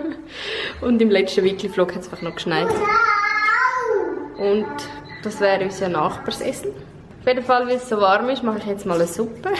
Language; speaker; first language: German; native; German